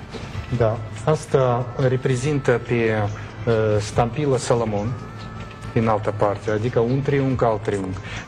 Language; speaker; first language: Romanian; non-native, learner; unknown